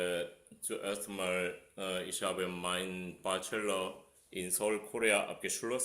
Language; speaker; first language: German; non-native, fluent; Korean